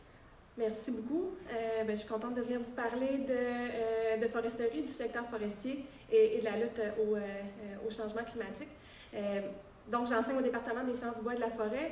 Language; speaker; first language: French; native; French